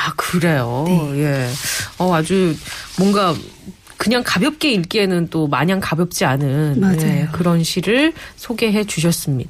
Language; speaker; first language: Korean; native; Korean